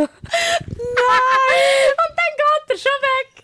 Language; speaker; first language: German; native; German